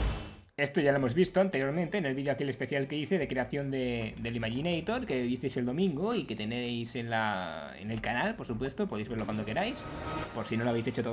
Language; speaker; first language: Spanish; native; Spanish